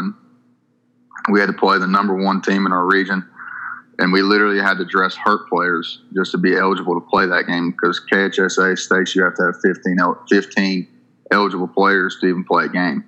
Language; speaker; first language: English; native; English